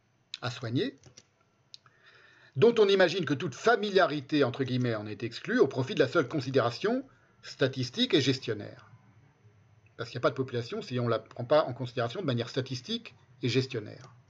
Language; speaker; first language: French; native; French